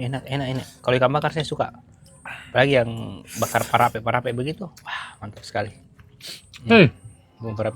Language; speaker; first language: Malay; native; Malay